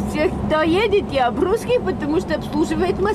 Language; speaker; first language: Russian; non-native, learner; Bulgarian